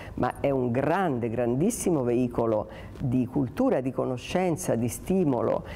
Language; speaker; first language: Italian; native; Italian